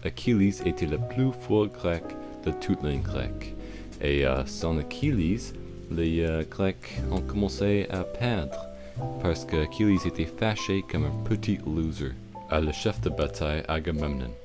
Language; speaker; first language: French; non-native, learner; English